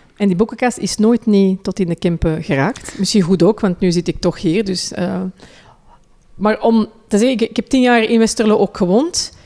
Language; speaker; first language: Dutch; early bilingual, other home language; Hindi